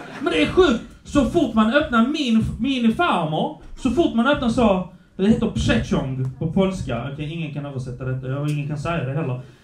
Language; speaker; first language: Swedish; early bilingual, other home language; Polish